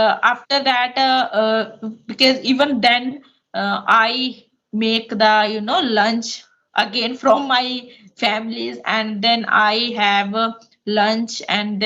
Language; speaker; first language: English; non-native, local second language; Hindi